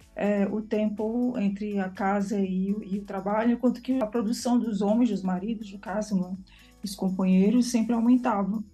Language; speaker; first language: Portuguese; native; Portuguese